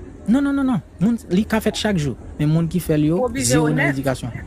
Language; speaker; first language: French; non-native, learner; Haitian Creole